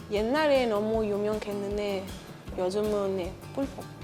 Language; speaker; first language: Korean; non-native, fluent; Spanish